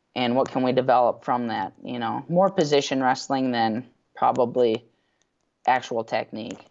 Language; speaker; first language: English; native; English